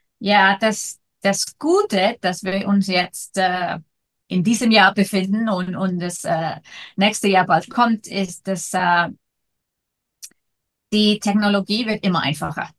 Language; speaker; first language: German; non-native, fluent; Icelandic